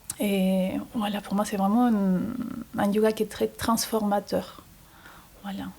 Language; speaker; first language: French; non-native, fluent; Spanish